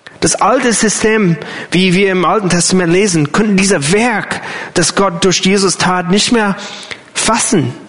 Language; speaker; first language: German; non-native, fluent; English